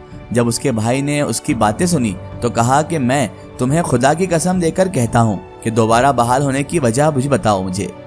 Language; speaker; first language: Hindi; native; Hindi